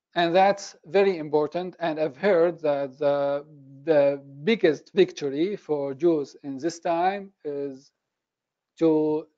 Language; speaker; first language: English; non-native, fluent; Arabic